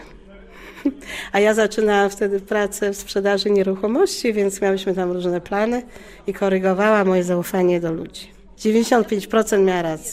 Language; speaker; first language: Polish; native; Polish